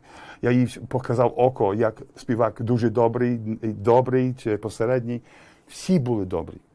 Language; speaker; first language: Ukrainian; early bilingual, heritage; English